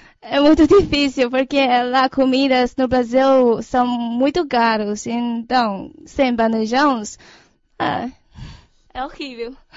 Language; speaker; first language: Portuguese; non-native, fluent; Chinese